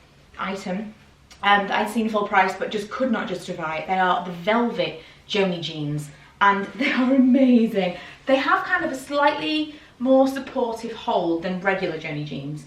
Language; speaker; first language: English; native; English